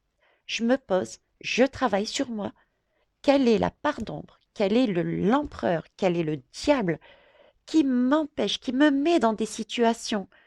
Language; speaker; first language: French; native; French